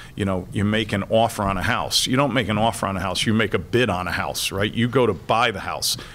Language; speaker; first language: English; native; English